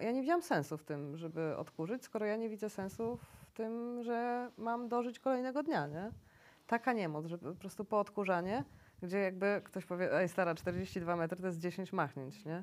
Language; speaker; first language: Polish; native; Polish